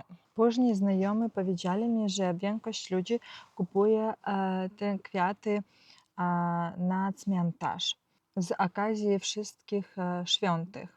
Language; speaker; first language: Polish; non-native, learner; Ukrainian